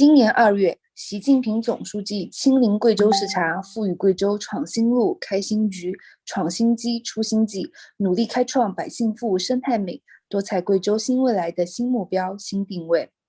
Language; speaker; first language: Chinese; native; Chinese